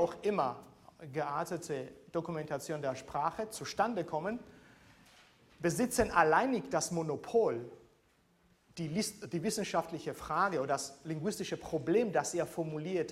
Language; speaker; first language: German; non-native, fluent; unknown